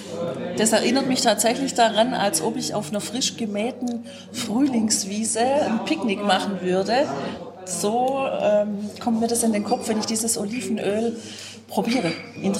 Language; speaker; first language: German; native; German